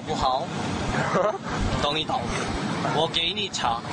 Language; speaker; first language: Chinese; non-native, learner; Korean